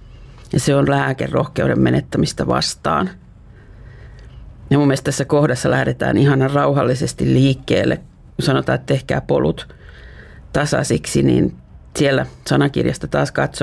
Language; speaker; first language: Finnish; native; Finnish